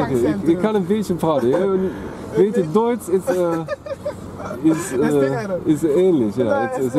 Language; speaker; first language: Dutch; non-native, learner; German